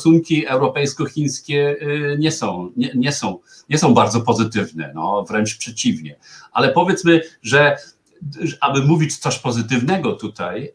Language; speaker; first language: Polish; non-native, fluent; German